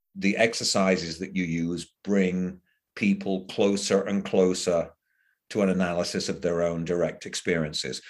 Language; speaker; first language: English; native; English